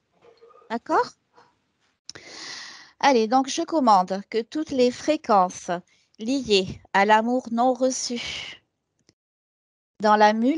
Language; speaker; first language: French; native; French